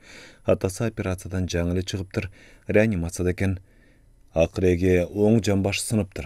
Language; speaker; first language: Kyrgyz; native; Kyrgyz